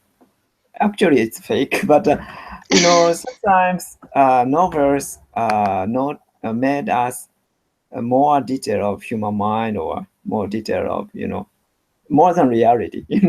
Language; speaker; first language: English; non-native, learner; Japanese